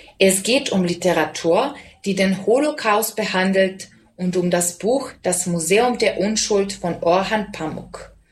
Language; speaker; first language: German; non-native, fluent; Serbian